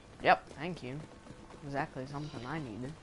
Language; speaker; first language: English; native; English